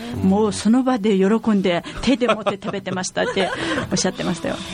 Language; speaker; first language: Japanese; non-native, fluent; Mongolian